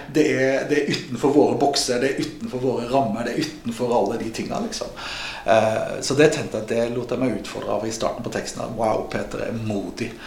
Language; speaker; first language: Norwegian; native; Norwegian